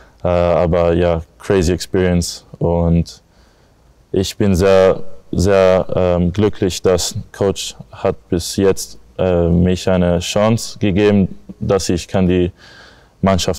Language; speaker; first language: German; non-native, learner; English